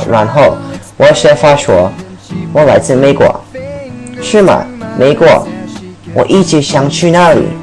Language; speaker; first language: Chinese; non-native, learner; English